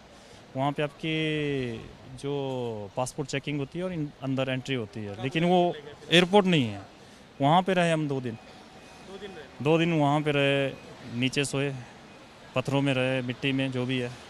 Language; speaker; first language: Hindi; native; Hindi